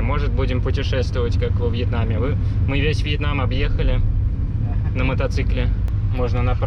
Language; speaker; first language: Russian; native; Russian